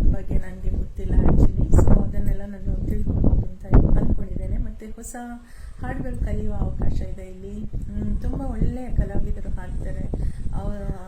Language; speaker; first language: Kannada; non-native, local second language; Kodava